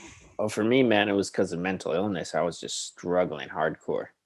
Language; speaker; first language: English; native; English